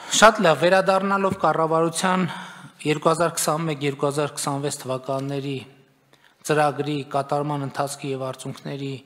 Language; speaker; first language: Armenian; native; Armenian